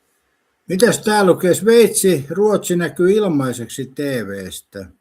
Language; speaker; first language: Finnish; native; Finnish